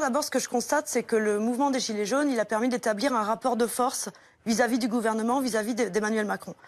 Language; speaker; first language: French; native; French